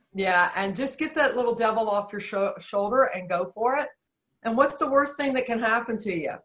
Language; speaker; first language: English; native; English